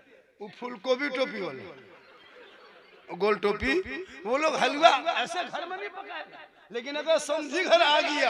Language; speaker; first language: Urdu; non-native, local second language; Bhojpuri